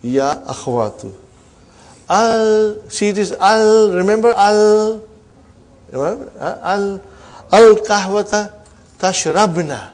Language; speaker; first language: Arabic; non-native, fluent; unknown